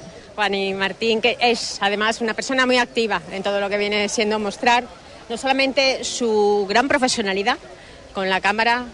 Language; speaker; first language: Spanish; native; Spanish